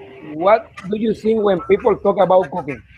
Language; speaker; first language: English; non-native, learner; Spanish